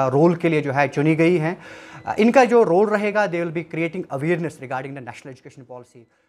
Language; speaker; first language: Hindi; non-native, local second language; Kashmiri